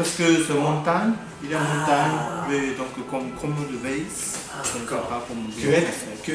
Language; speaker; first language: French; non-native, learner; Japanese